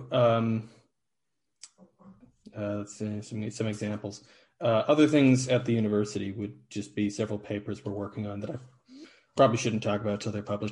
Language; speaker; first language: English; native; English